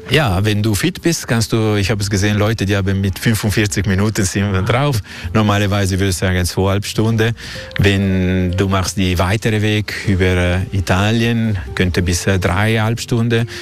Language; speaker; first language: German; non-native, local second language; Italian